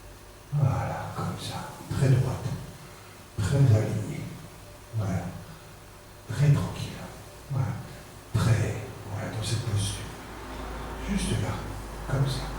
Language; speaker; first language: French; native; French